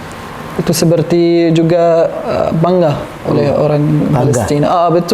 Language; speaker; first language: Indonesian; non-native, learner; Arabic